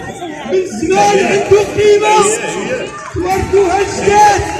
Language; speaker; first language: Arabic; native; Arabic